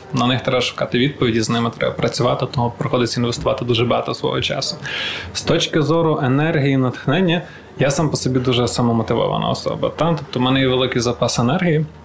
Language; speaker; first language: Ukrainian; native; Ukrainian